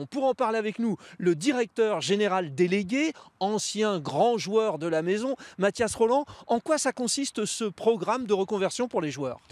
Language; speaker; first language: French; native; French